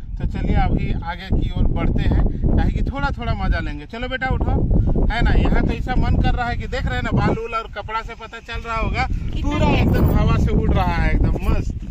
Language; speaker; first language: Hindi; native; Hindi